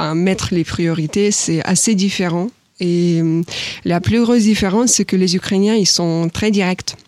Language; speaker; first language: French; non-native, fluent; Ukrainian